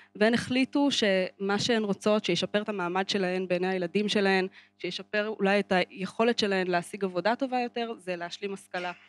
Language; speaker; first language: Hebrew; native; Hebrew